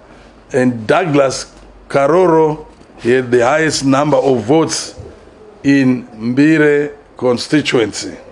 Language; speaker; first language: English; non-native, local second language; Shona